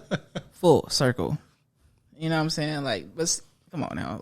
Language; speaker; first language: English; native; English